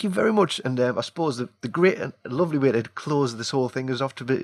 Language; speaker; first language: English; native; English